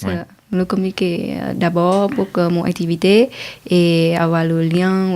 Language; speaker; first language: French; non-native, learner; Vietnamese